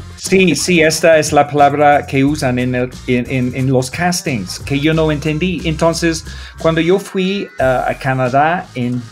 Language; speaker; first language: Spanish; non-native, fluent; English